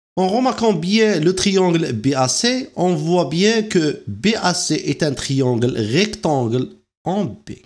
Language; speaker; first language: French; non-native, local second language; Arabic